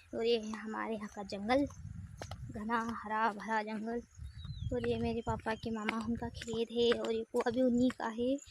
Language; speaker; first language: Hindi; native; Hindi